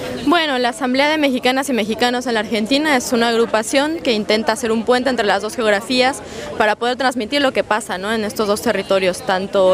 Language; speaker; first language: Spanish; native; Spanish